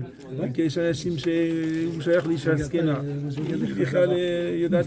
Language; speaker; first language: Hebrew; non-native, fluent; French